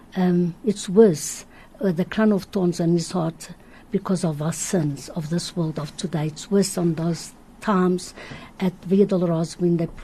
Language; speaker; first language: English; non-native, learner; Portuguese